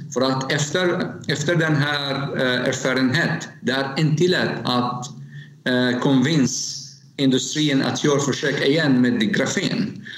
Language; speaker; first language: Swedish; non-native, learner; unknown